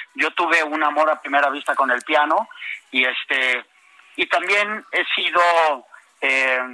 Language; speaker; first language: Spanish; native; Spanish